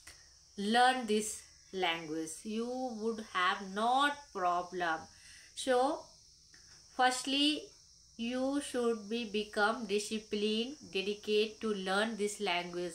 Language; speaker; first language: English; non-native, local second language; Hindi